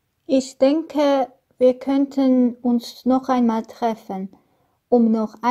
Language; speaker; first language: German; non-native, fluent; Armenian